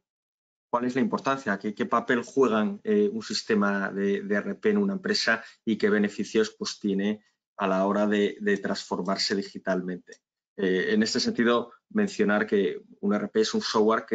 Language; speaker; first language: Spanish; native; Spanish